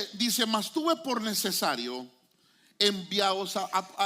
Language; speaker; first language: Spanish; native; Spanish